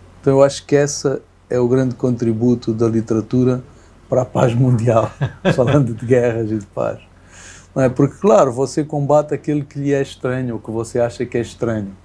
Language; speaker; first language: Portuguese; native; Portuguese